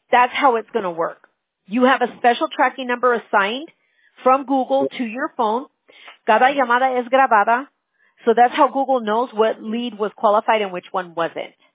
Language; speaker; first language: English; early bilingual, other home language; Spanish